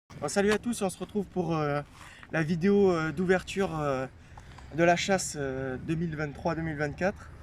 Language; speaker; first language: French; native; French